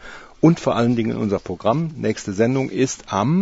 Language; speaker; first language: German; native; German